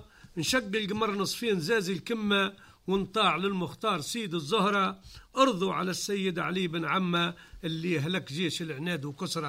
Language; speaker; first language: Arabic; native; Arabic